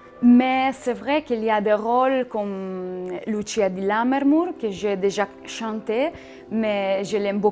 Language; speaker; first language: French; non-native, fluent; Catalan